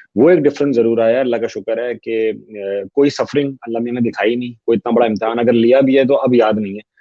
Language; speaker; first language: Urdu; native; Urdu